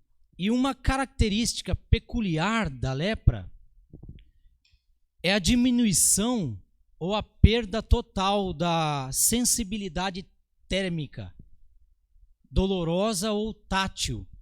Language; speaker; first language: Portuguese; native; Portuguese